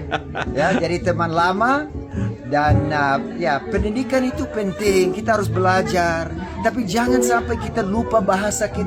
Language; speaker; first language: Indonesian; non-native, local second language; English